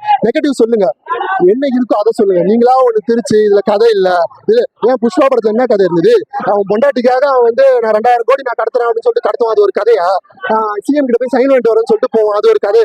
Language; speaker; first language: Tamil; native; Tamil